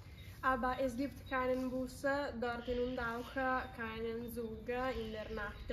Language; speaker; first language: German; non-native, learner; Italian